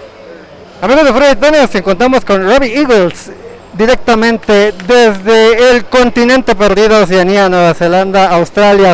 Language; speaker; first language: Spanish; native; Spanish